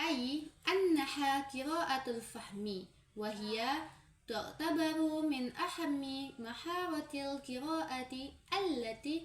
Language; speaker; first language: Arabic; non-native, learner; Indonesian